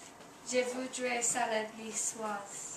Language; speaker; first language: French; non-native, learner; English